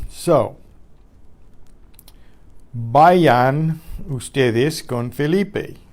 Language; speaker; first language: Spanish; non-native, fluent; English